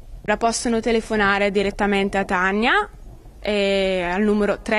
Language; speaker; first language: Italian; native; Italian